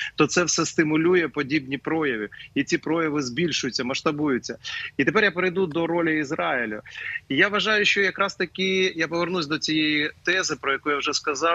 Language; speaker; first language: Ukrainian; native; Ukrainian